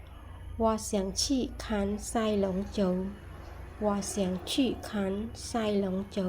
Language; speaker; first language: Chinese; non-native, fluent; Khmer